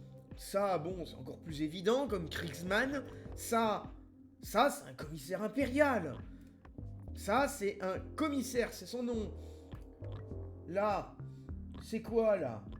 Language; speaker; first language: French; native; French